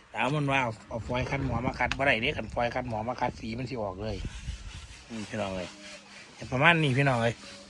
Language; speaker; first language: Thai; native; Thai